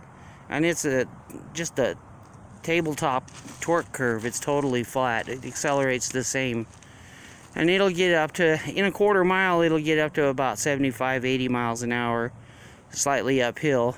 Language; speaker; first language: English; native; English